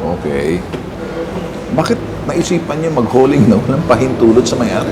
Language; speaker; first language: Filipino; native; Filipino